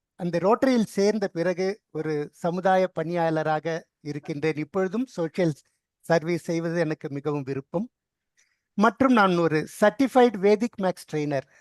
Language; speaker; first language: Tamil; non-native, local second language; Telugu